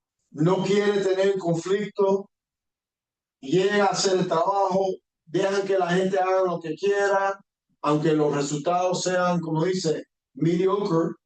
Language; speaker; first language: Spanish; early bilingual, heritage; Spanish